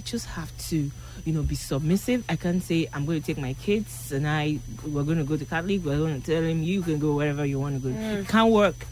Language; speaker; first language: English; non-native, local second language; Igbo